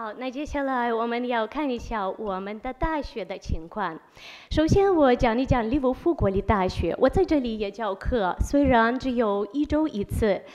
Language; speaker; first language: Chinese; non-native, fluent; Ukrainian